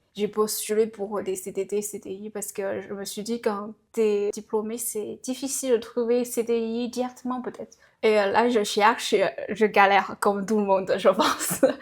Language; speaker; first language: French; non-native, fluent; Chinese